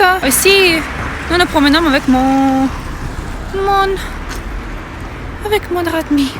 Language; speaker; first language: French; non-native, learner; Russian